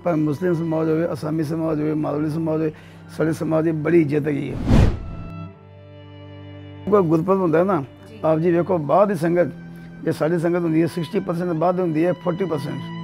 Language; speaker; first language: Hindi; non-native, local second language; Punjabi